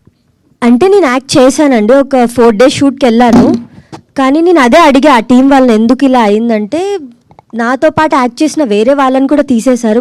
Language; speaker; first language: Telugu; native; Telugu